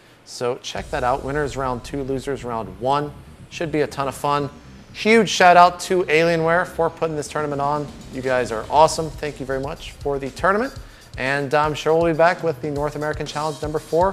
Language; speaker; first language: English; native; English